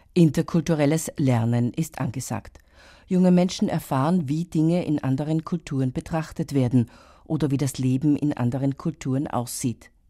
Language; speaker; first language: German; native; German